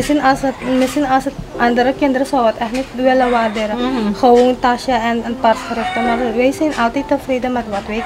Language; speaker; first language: Dutch; non-native, local second language; Caribbean Hindustani